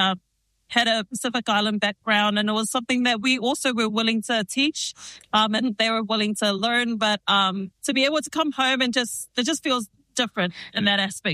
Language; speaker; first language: English; native; English